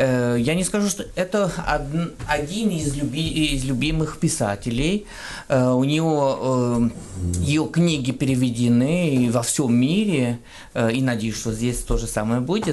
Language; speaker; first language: Russian; non-native, fluent; French